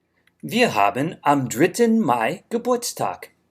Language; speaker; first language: German; non-native, fluent; English